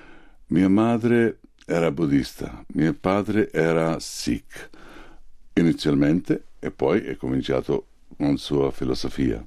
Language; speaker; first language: Italian; non-native, fluent; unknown